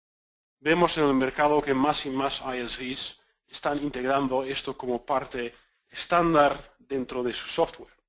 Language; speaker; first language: Spanish; non-native, fluent; Dutch